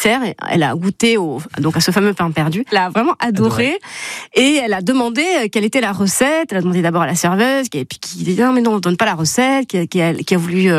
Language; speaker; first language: French; native; French